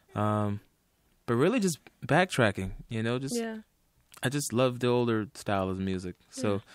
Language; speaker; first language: English; native; English